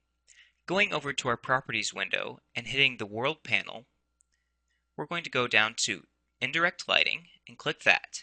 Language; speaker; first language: English; native; English